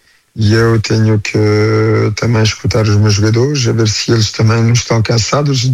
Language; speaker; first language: Portuguese; early bilingual, heritage; French